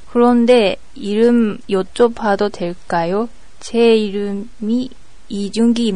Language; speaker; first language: Korean; non-native, learner; Japanese